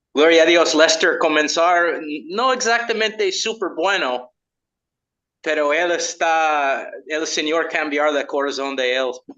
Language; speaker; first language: Spanish; non-native, learner; English